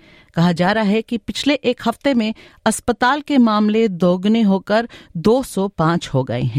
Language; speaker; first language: Hindi; native; Hindi